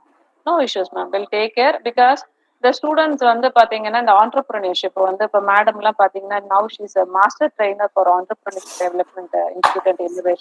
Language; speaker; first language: Tamil; native; Tamil